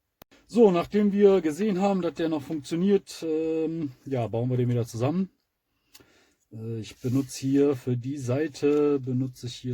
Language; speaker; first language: German; native; German